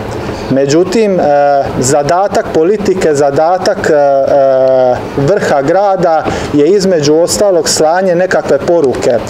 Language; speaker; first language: Serbian; native; Serbian